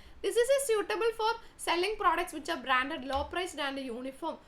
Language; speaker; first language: English; non-native, local second language; Malayalam